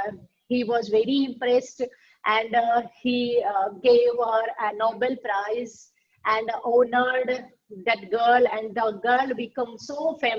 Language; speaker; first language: English; non-native, fluent; Hindi